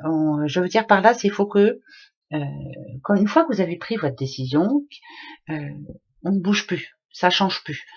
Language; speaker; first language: French; native; French